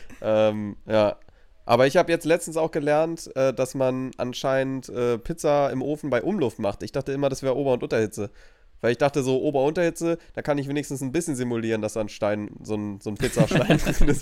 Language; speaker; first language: German; native; German